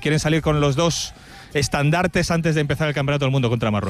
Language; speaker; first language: Spanish; native; Spanish